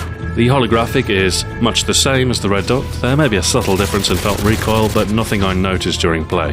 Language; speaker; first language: English; native; English